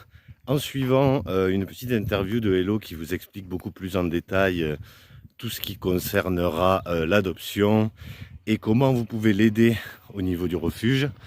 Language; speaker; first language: French; native; French